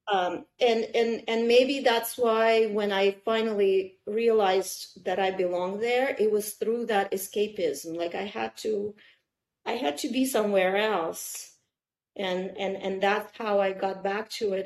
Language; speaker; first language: English; non-native, fluent; Russian